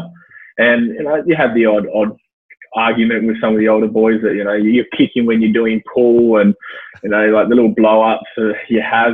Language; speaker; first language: English; native; English